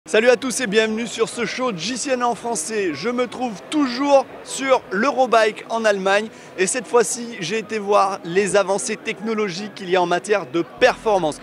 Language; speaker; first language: French; native; French